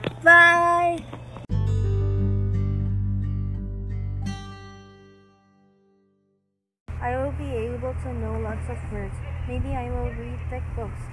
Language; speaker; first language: English; non-native, learner; Korean